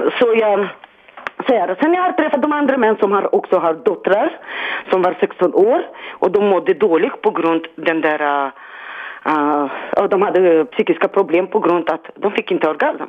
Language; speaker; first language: Swedish; non-native, learner; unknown